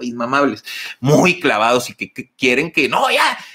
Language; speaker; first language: Spanish; native; Spanish